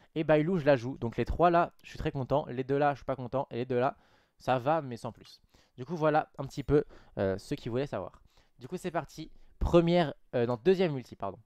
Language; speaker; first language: French; native; French